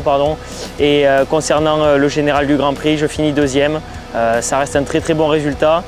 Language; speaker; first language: French; native; French